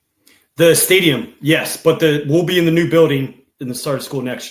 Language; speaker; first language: English; native; English